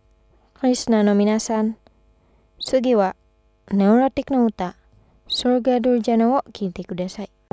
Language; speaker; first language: Japanese; non-native, fluent; Indonesian